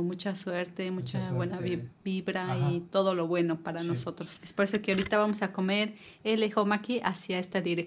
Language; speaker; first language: Spanish; native; Spanish